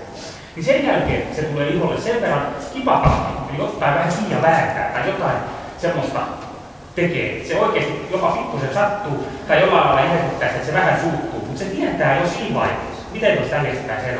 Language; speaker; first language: Finnish; native; Finnish